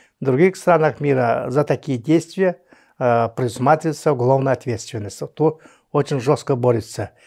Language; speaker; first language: Russian; non-native, local second language; Yakut